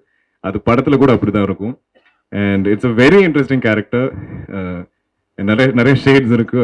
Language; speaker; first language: Tamil; non-native, local second language; Malayalam